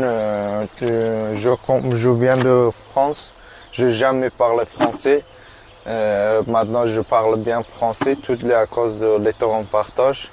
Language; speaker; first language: French; non-native, learner; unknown